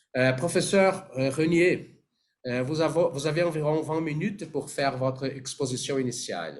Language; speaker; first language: French; non-native, fluent; Portuguese